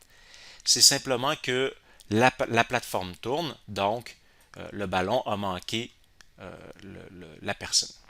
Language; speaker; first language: French; native; French